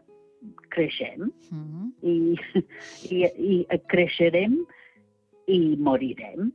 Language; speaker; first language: Catalan; non-native, fluent; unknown